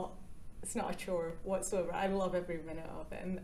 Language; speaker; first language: English; native; English